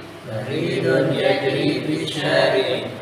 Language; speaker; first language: Arabic; non-native, learner; Indonesian